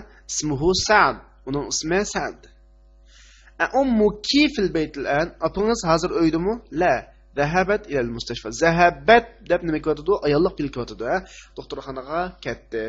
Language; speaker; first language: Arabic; non-native, fluent; Uyghur